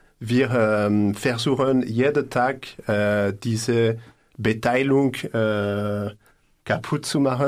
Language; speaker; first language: German; non-native, learner; French